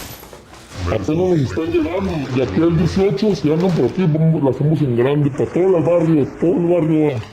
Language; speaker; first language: Spanish; native; Spanish